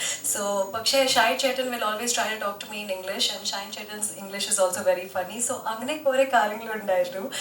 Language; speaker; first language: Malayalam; early bilingual, heritage; Malayalam